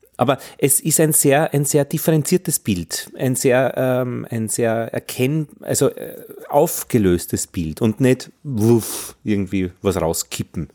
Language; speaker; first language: German; native; German